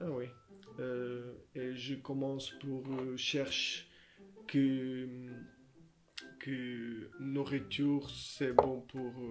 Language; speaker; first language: French; non-native, learner; Portuguese